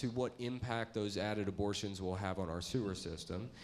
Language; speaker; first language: English; native; English